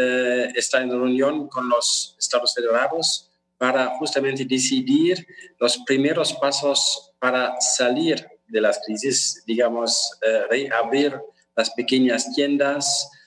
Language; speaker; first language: Spanish; non-native, fluent; German